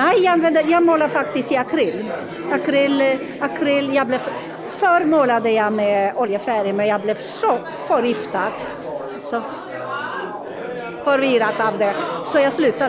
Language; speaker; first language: Swedish; non-native, fluent; Polish